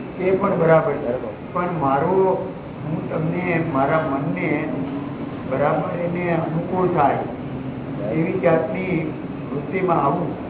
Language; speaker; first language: Gujarati; early bilingual, heritage; Gujarati